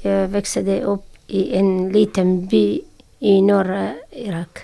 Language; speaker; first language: Swedish; non-native, learner; Syriac